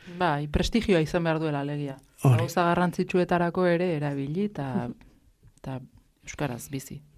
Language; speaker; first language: Basque; non-native, local second language; Spanish